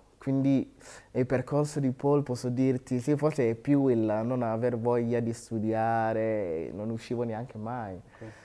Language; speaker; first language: Italian; early bilingual, other home language; Akan